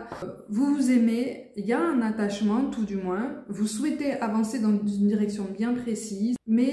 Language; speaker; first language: French; native; French